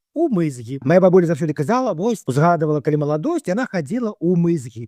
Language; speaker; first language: Belarusian; non-native, local second language; Russian